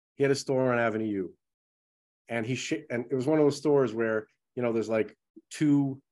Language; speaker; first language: English; early bilingual, other home language; Russian